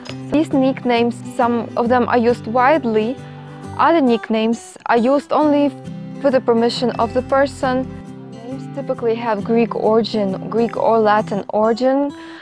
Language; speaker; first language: English; non-native, fluent; Ukrainian